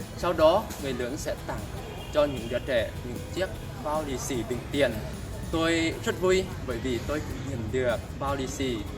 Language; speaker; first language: Vietnamese; non-native, fluent; Lao